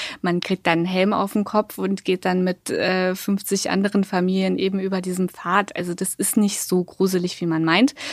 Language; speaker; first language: German; native; German